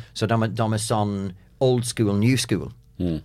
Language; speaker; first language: Swedish; non-native, fluent; English